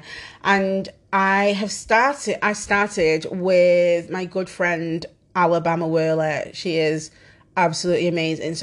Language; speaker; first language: English; native; English